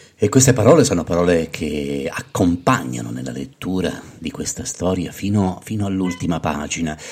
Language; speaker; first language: Italian; native; Italian